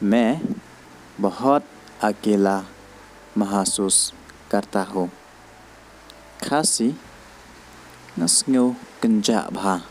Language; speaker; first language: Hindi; non-native, learner; Khasi